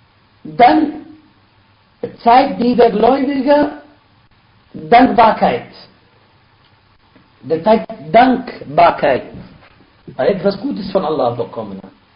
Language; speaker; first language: German; non-native, fluent; Arabic